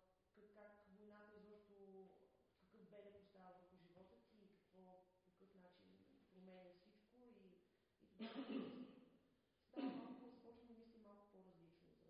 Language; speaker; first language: Bulgarian; native; Bulgarian